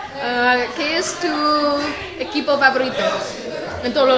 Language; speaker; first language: Spanish; non-native, fluent; English